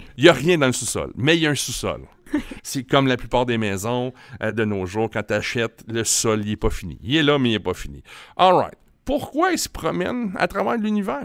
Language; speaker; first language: French; native; French